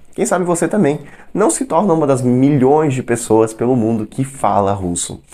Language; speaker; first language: Portuguese; non-native, fluent; Russian